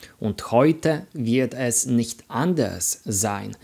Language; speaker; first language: German; non-native, fluent; Polish